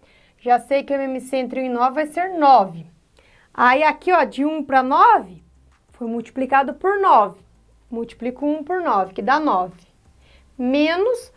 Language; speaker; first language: Portuguese; native; Portuguese